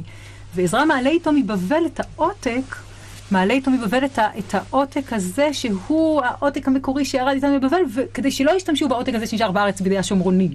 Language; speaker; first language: Hebrew; native; Hebrew